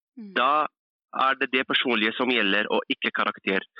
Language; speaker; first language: Norwegian; early bilingual, other home language; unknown